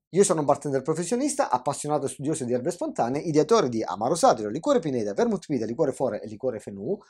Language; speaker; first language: Italian; native; Italian